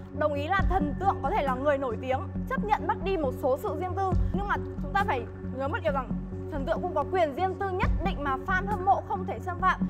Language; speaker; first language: Vietnamese; native; Vietnamese